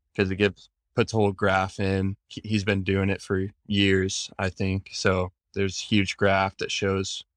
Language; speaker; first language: English; native; English